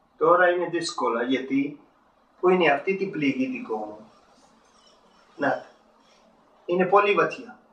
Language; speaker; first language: Greek; non-native, learner; Urdu